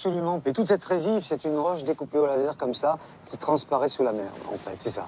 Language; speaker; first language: French; native; French